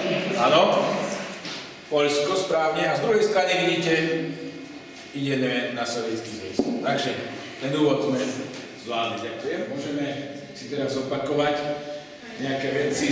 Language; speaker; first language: Slovak; native; Slovak